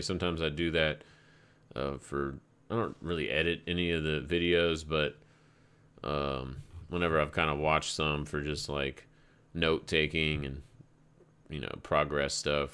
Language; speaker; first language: English; native; English